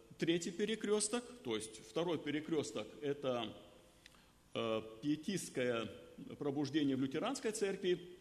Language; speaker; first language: Russian; non-native, fluent; German